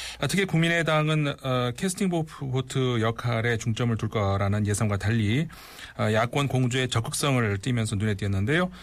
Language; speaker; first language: Korean; native; Korean